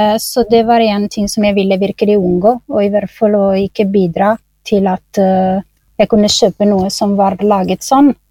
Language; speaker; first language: Norwegian; non-native, fluent; Italian